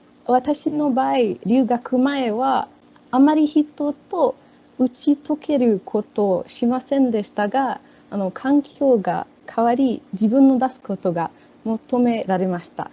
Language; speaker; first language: Japanese; non-native, fluent; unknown